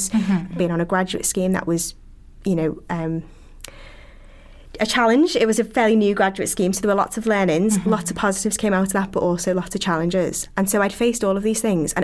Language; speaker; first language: English; native; English